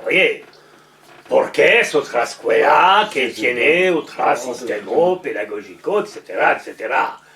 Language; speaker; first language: Spanish; non-native, learner; French